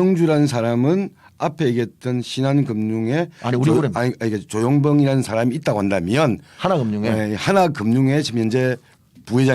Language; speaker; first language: Korean; native; Korean